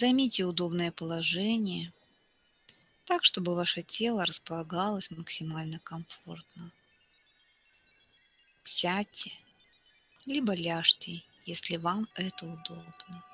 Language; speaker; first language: Russian; native; Russian